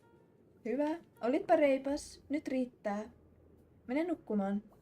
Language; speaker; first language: Finnish; native; Finnish